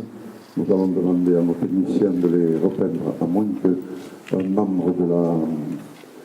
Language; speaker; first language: French; native; French